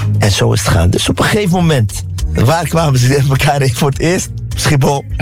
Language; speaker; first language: Dutch; early bilingual, other home language; Arabic